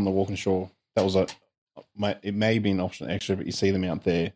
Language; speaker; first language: English; native; English